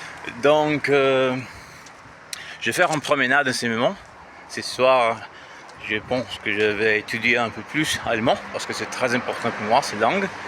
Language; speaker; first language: French; non-native, learner; Portuguese